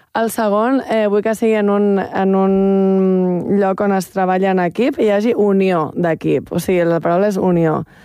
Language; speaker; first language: Catalan; native; Catalan